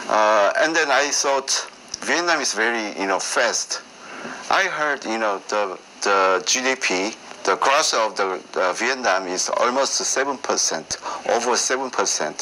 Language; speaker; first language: English; non-native, learner; Korean